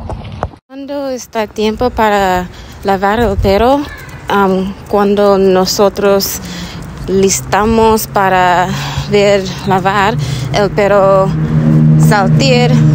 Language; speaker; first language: Spanish; non-native, learner; English